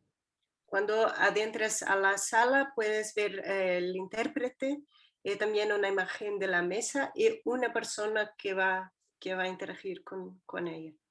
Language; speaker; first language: Spanish; non-native, fluent; Portuguese